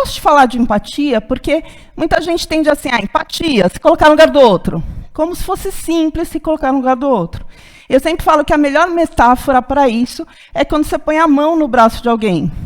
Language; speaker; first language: Portuguese; native; Portuguese